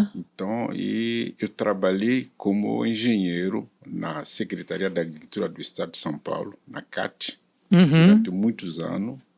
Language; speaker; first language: Portuguese; non-native, fluent; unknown